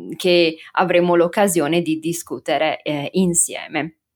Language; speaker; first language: Italian; native; Italian